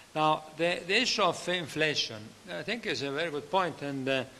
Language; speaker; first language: English; non-native, fluent; Italian